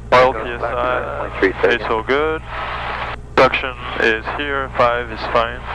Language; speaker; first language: English; non-native, fluent; French